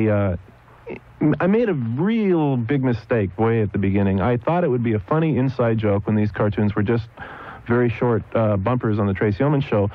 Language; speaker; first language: English; native; English